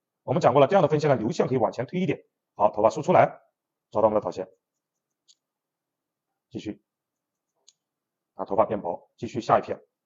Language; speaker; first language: Chinese; native; Chinese